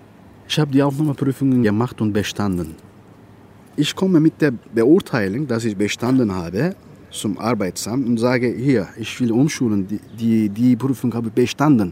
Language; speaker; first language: German; non-native, learner; Turkish